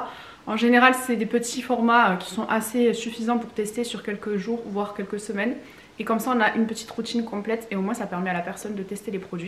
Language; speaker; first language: French; native; French